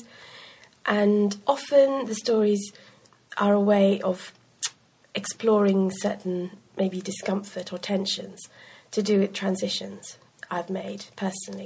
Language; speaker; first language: English; non-native, local second language; Sinhala